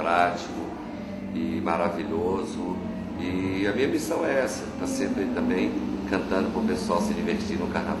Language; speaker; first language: Portuguese; native; Portuguese